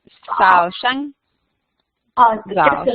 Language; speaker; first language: Chinese; non-native, learner; English